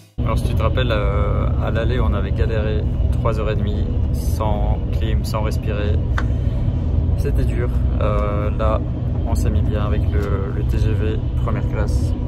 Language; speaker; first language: French; native; French